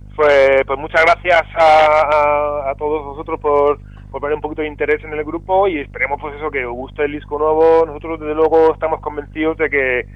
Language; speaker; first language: Spanish; non-native, fluent; Danish